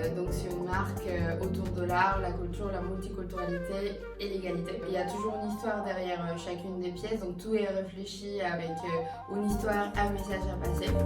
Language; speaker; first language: French; non-native, fluent; Spanish